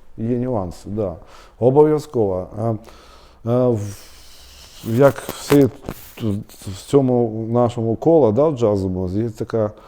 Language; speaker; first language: Ukrainian; non-native, local second language; Russian